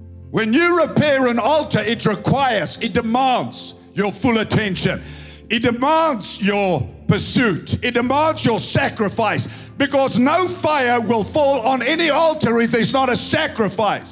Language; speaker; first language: English; non-native, local second language; Afrikaans